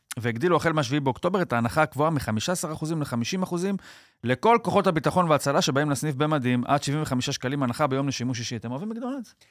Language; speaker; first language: Hebrew; native; Hebrew